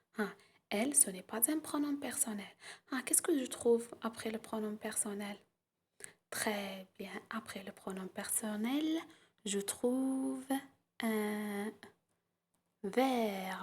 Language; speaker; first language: French; non-native, local second language; Arabic